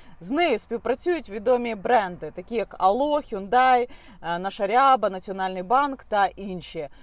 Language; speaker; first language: Ukrainian; non-native, local second language; Russian